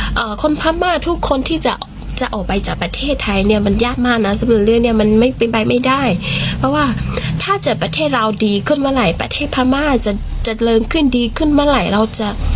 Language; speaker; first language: Thai; non-native, learner; Burmese